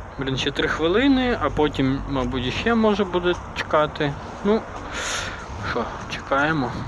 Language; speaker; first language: Ukrainian; non-native, local second language; Russian